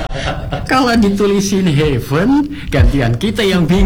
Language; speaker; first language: Indonesian; native; Indonesian